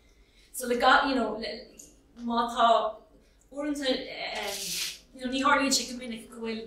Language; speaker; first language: Irish; non-native, local second language; English